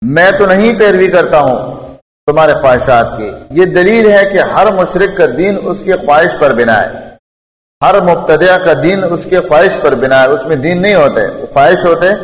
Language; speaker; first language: Urdu; non-native, local second language; Pashto